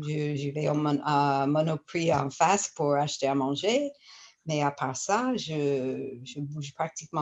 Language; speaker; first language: French; non-native, fluent; English